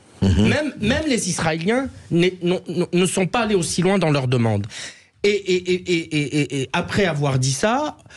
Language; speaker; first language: French; native; French